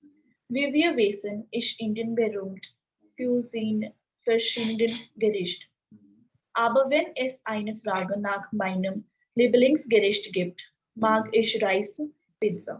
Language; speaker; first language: German; non-native, learner; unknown